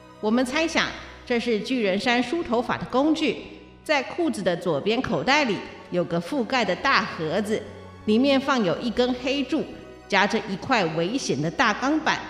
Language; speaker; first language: Chinese; native; Chinese